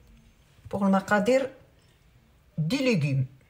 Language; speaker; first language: French; non-native, local second language; Arabic